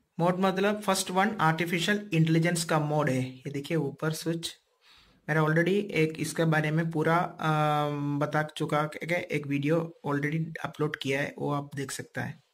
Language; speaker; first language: Hindi; non-native, local second language; Malayalam